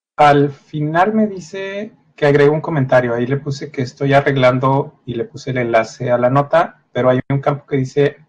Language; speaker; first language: Spanish; native; Spanish